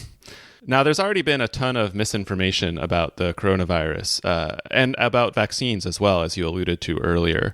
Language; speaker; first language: English; native; English